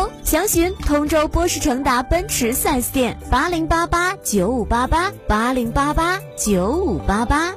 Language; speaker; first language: Chinese; native; Chinese